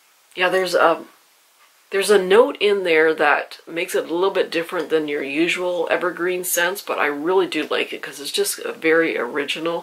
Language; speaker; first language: English; native; English